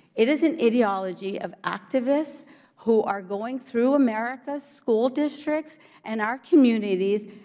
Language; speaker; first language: English; early bilingual, other home language; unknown